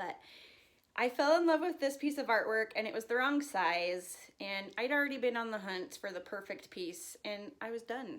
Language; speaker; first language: English; native; English